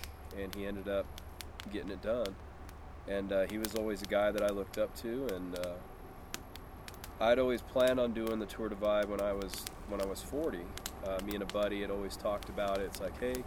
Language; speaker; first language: English; native; English